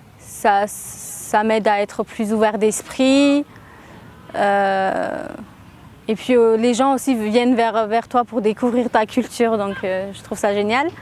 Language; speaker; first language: French; early bilingual, other home language; Armenian